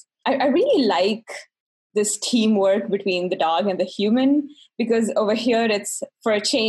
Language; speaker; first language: English; non-native, local second language; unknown